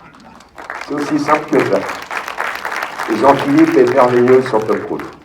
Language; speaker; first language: French; native; French